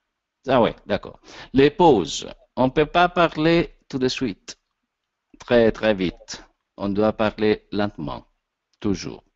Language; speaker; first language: French; non-native, learner; Italian